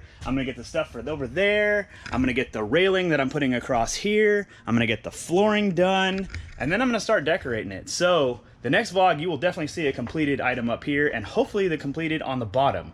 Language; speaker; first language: English; native; English